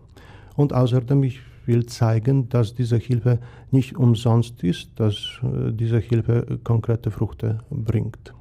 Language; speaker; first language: German; non-native, fluent; Polish